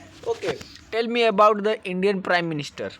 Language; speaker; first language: English; non-native, learner; Hindi